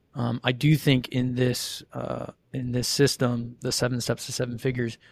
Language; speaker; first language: English; native; English